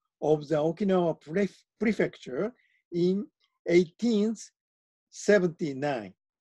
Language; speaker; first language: English; non-native, fluent; Japanese